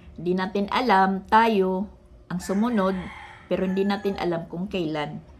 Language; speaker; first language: Filipino; non-native, local second language; Waray